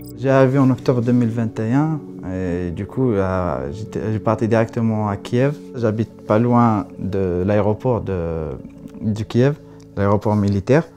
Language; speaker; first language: French; non-native, local second language; Arabic